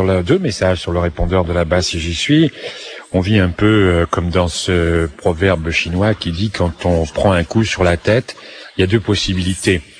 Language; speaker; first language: French; native; French